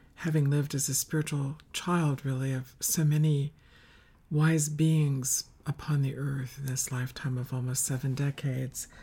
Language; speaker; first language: English; native; English